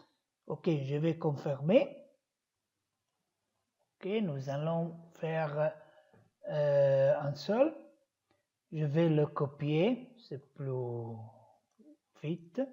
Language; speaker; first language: French; non-native, learner; Italian